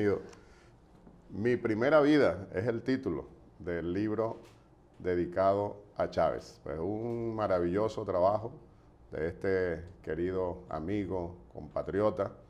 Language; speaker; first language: Spanish; native; Spanish